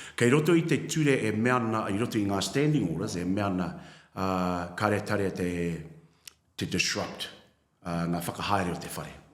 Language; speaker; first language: Māori; native; Māori